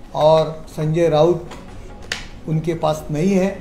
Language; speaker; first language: Hindi; non-native, local second language; Marathi